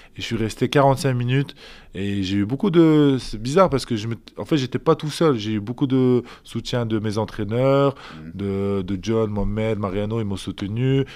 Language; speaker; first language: French; early bilingual, other home language; Azerbaijani